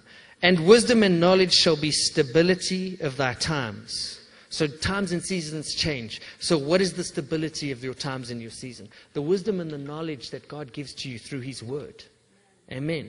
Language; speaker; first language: English; native; English